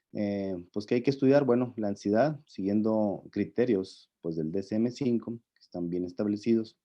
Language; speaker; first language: Spanish; native; Spanish